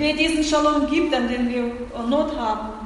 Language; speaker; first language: German; non-native, fluent; Russian